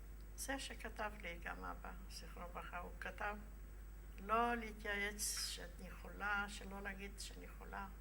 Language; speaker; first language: Hebrew; non-native, fluent; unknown